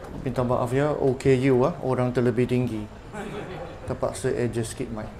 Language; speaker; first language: Malay; non-native, local second language; Chinese